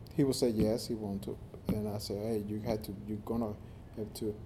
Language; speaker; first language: English; non-native, fluent; Spanish